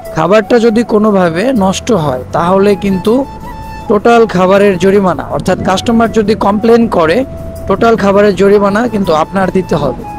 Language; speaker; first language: Bangla; native; Bangla